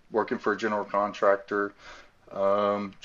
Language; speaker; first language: English; native; English